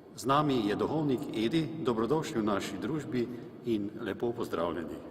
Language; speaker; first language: Slovenian; native; Slovenian